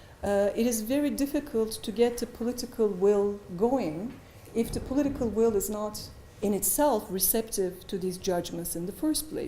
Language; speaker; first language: English; non-native, fluent; Turkish